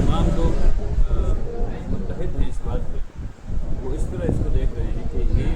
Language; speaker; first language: Urdu; native; Urdu